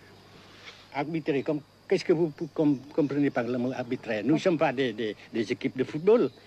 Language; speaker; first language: French; non-native, fluent; Vietnamese